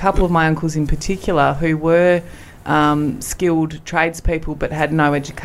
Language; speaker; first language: English; native; English